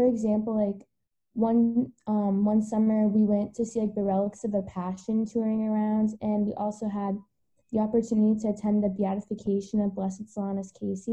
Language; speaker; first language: English; native; English